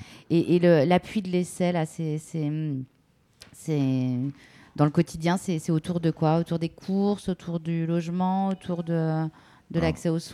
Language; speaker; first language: French; native; French